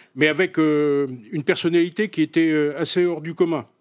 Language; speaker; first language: French; native; French